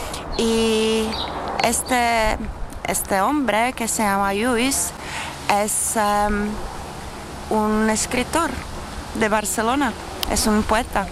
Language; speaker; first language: Spanish; non-native, fluent; Czech